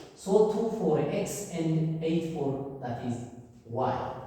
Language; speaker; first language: English; non-native, local second language; Amharic